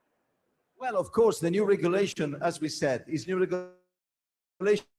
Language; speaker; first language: English; non-native, fluent; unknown